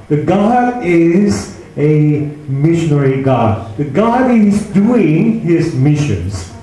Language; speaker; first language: English; non-native, fluent; Korean